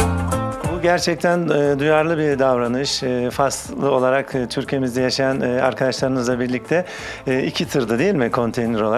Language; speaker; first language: Turkish; native; Turkish